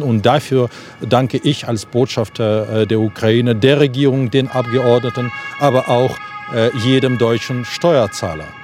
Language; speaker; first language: German; non-native, fluent; Ukrainian